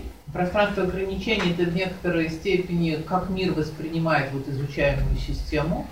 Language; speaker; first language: Russian; native; Russian